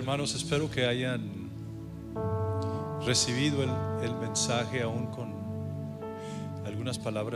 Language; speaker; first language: Spanish; native; Spanish